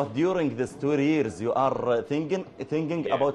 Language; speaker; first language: English; non-native, learner; Arabic